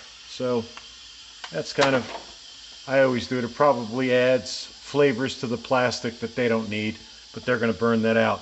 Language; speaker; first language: English; native; English